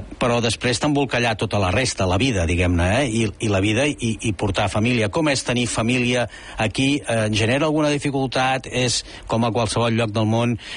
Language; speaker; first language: Catalan; native; Catalan